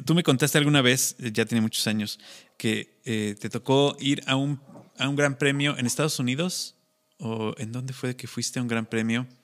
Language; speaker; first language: Spanish; native; Spanish